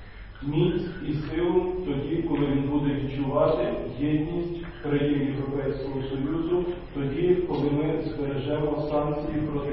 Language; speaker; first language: Ukrainian; native; Ukrainian